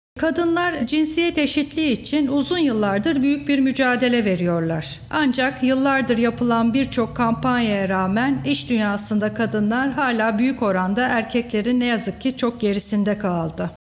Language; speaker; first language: Turkish; native; Turkish